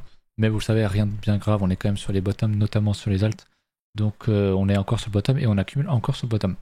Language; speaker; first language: French; native; French